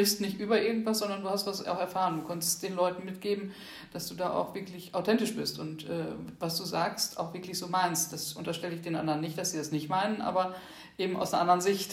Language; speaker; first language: German; native; German